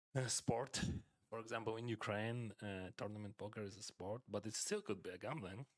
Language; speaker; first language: English; non-native, fluent; Ukrainian